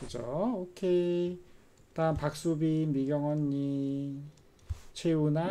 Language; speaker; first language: Korean; native; Korean